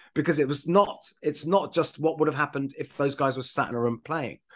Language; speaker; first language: English; native; English